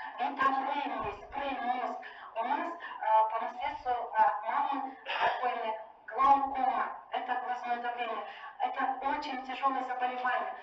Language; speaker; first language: Russian; native; Russian